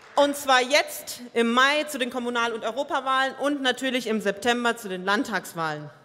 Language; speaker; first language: German; early bilingual, other home language; Croatian